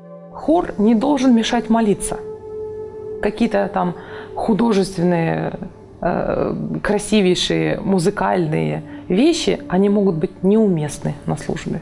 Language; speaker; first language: Russian; native; Russian